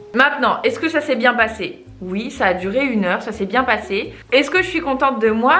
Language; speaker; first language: French; native; French